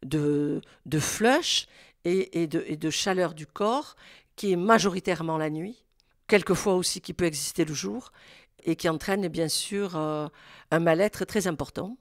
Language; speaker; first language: French; native; French